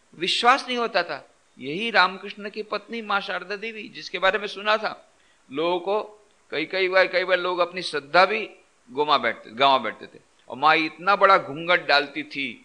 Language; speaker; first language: Hindi; non-native, local second language; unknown